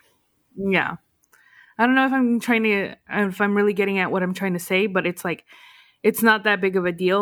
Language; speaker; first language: English; early bilingual, other home language; Spanish